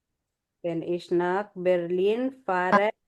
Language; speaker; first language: German; non-native, fluent; Filipino